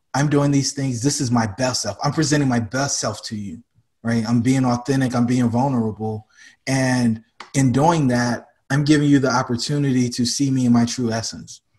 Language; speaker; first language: English; native; English